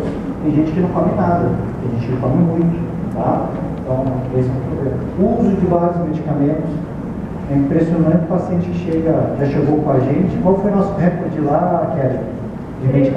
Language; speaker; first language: Portuguese; native; Portuguese